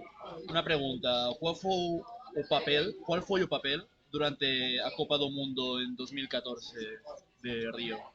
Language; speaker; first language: Portuguese; non-native, learner; Catalan